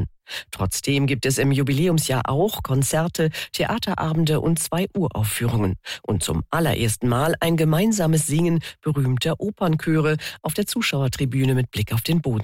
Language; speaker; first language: German; native; German